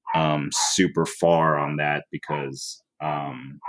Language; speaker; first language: English; native; English